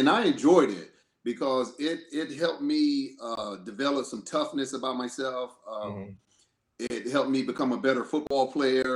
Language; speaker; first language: English; native; English